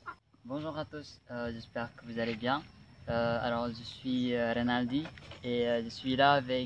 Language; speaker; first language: French; non-native, learner; Indonesian